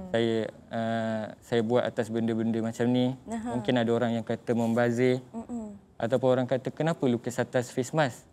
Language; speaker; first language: Malay; native; Malay